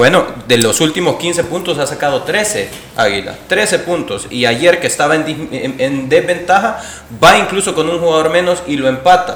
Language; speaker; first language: Spanish; native; Spanish